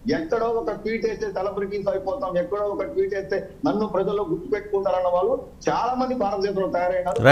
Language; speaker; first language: Telugu; native; Telugu